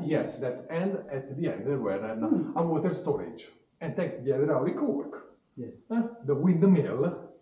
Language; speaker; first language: English; non-native, learner; Italian